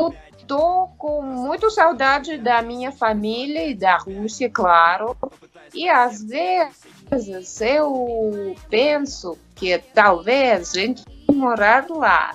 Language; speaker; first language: Portuguese; non-native, fluent; Russian